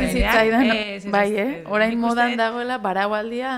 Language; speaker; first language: Basque; native; Basque